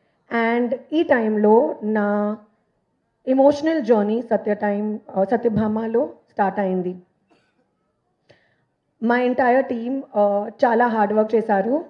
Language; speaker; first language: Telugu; non-native, learner; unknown